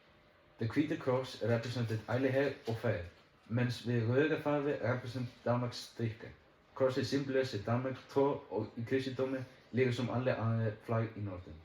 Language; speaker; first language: Danish; non-native, learner; Icelandic